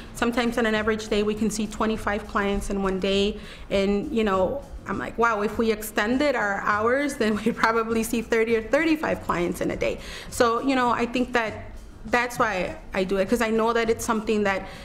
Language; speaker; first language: English; native; English